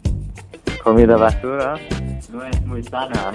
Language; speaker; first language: Spanish; non-native, learner; English